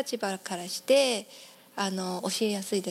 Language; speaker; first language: Japanese; native; Japanese